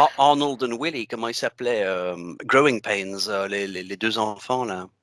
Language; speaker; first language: French; native; French